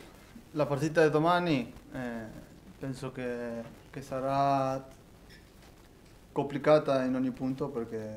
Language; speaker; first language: Italian; non-native, fluent; Spanish